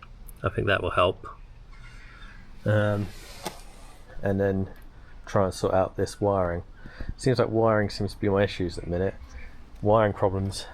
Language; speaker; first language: English; native; English